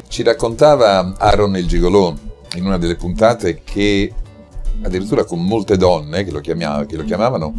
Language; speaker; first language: Italian; native; Italian